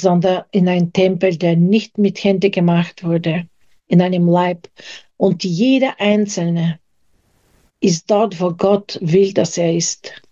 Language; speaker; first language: German; non-native, fluent; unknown